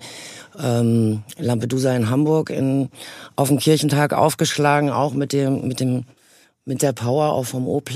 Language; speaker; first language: German; native; German